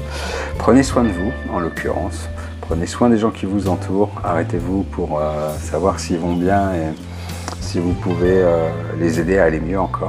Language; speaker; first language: French; native; French